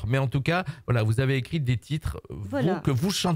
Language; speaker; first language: French; native; French